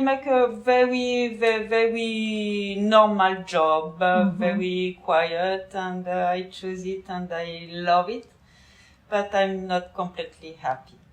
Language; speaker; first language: English; non-native, learner; French